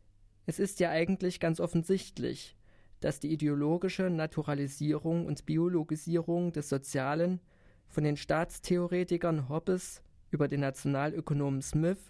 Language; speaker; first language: German; native; German